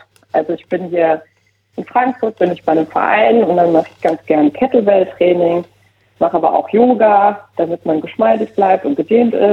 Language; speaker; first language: German; native; German